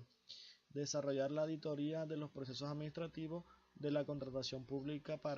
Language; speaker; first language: Spanish; native; Spanish